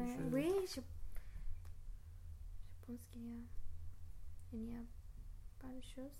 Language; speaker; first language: French; non-native, learner; English